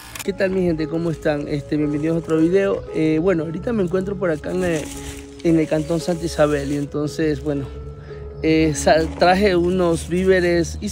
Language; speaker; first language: Spanish; native; Spanish